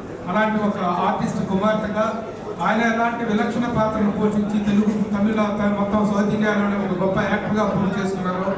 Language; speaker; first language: Telugu; native; Telugu